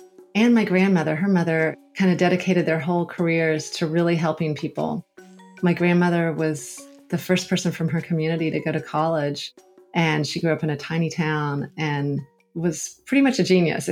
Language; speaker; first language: English; native; English